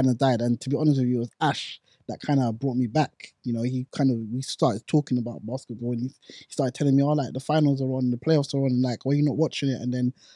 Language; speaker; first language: English; non-native, local second language; Akan